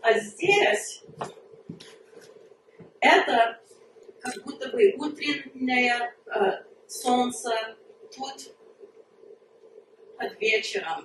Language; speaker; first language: Russian; early bilingual, heritage; Russian